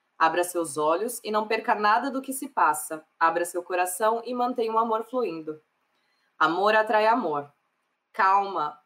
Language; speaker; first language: Portuguese; native; Portuguese